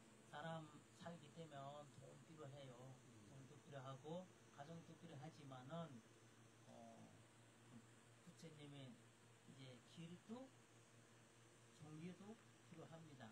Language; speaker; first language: Korean; non-native, fluent; Bangla